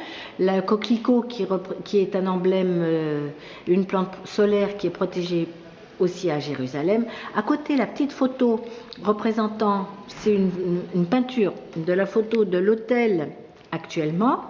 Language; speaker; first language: French; native; French